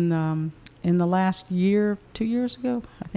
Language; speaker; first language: English; early bilingual, other home language; Spanish